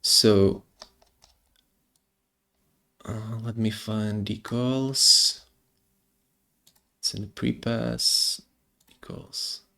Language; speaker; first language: English; non-native, fluent; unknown